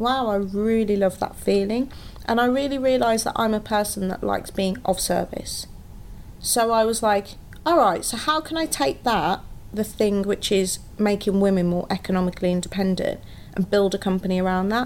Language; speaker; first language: English; native; English